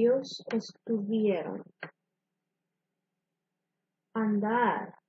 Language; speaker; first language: Spanish; non-native, fluent; English